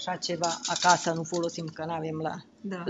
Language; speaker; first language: Romanian; non-native, local second language; Hungarian